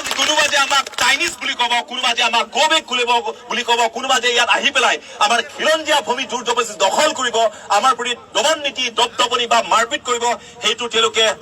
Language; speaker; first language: Assamese; non-native, local second language; Karbi